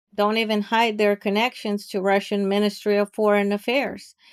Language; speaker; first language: English; non-native, fluent; Ukrainian